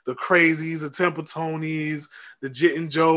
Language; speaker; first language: English; native; English